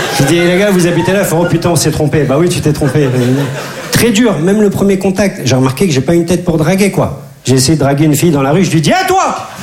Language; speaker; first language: French; native; French